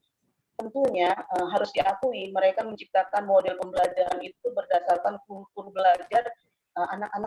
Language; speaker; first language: Indonesian; native; Indonesian